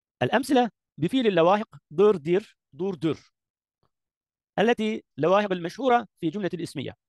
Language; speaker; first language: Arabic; non-native, learner; Turkish